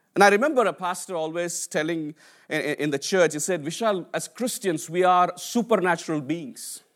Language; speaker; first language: English; non-native, local second language; Telugu